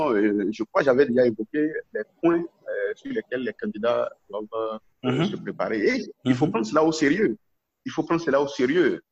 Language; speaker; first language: French; non-native, local second language; Yoruba